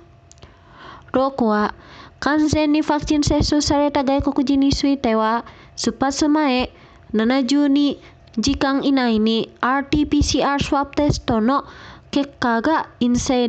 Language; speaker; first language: Japanese; non-native, fluent; Indonesian